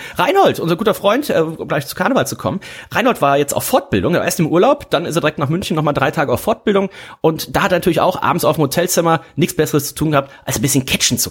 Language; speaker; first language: German; native; German